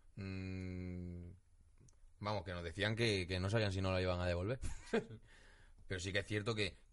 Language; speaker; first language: Spanish; native; Spanish